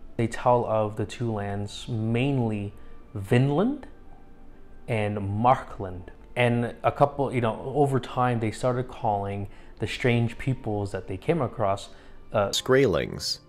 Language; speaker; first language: English; native; English